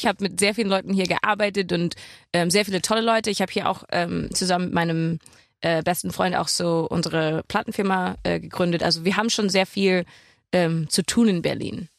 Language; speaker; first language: German; non-native, fluent; English